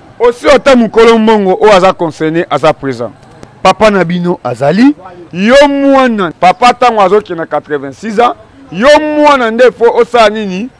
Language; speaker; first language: Lingala; native; Lingala